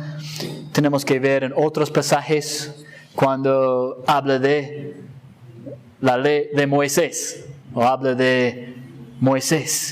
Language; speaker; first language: Spanish; non-native, fluent; English